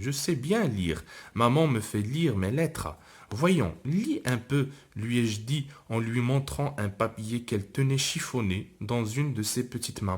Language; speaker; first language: French; non-native, local second language; Arabic